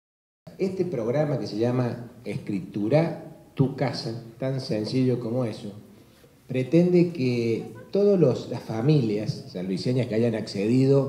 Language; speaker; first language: Spanish; native; Spanish